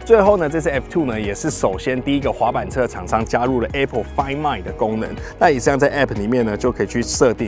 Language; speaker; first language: Chinese; native; Chinese